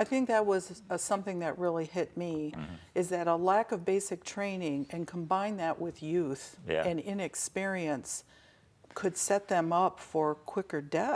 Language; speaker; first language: English; native; English